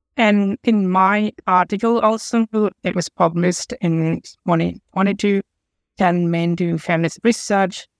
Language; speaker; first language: English; non-native, local second language; Nepali